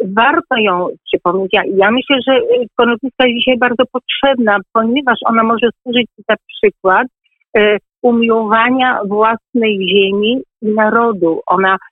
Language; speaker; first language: Polish; native; Polish